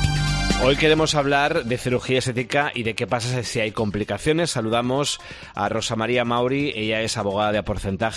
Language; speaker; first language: Spanish; native; Spanish